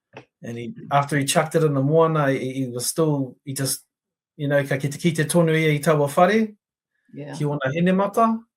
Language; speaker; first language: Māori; non-native, local second language; English